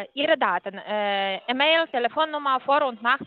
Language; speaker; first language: German; non-native, fluent; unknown